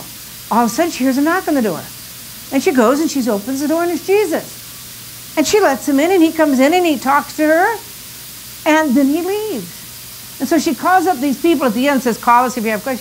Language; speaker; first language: English; native; English